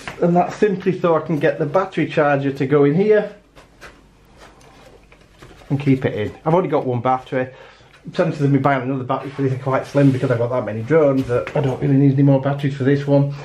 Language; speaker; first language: English; native; English